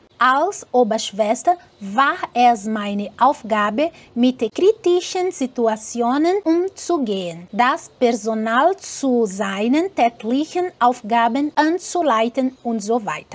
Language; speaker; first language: German; non-native, learner; Portuguese